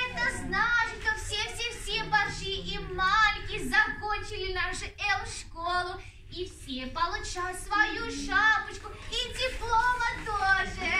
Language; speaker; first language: Russian; non-native, learner; Ukrainian